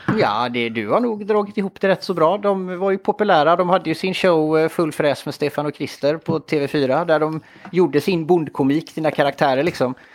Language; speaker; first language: Swedish; native; Swedish